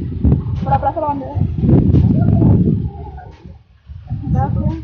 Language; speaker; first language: Spanish; non-native, learner; Haitian Creole